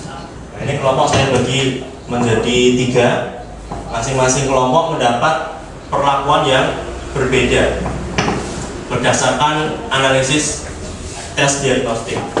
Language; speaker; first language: Indonesian; native; Indonesian